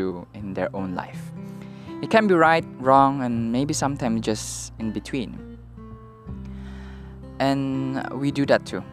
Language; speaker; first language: English; non-native, local second language; Malay